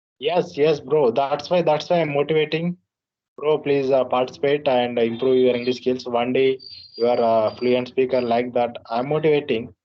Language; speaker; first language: English; non-native, learner; Telugu